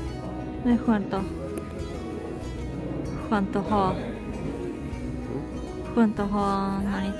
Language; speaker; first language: Swedish; non-native, learner; Japanese